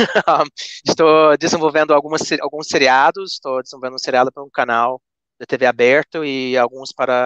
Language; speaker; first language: Portuguese; non-native, fluent; English